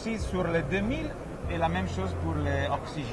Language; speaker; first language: French; non-native, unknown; Italian